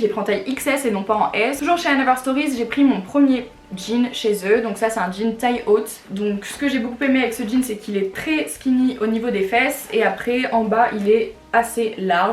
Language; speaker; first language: French; native; French